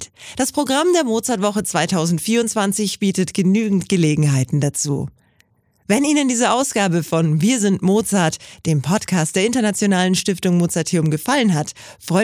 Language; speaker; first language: German; native; German